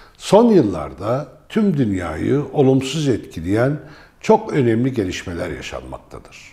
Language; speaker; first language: Turkish; native; Turkish